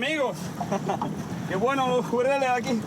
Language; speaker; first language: Spanish; non-native, learner; French